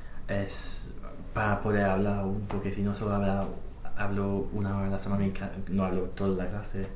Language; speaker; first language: Spanish; non-native, fluent; English